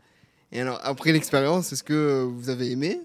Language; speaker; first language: French; native; French